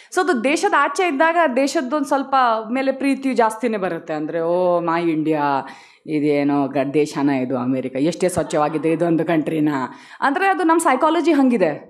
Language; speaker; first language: Kannada; non-native, local second language; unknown